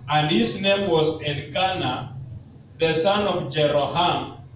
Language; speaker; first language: English; non-native, local second language; Swahili